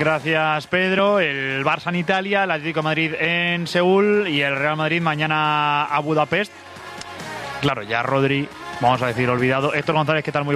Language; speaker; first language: Spanish; native; Spanish